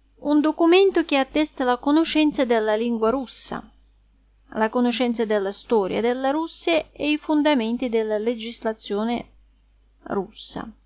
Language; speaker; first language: Italian; non-native, fluent; Russian